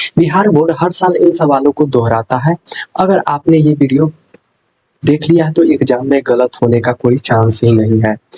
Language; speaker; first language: Hindi; native; Hindi